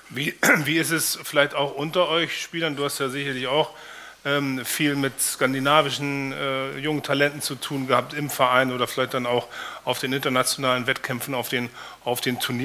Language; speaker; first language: German; native; German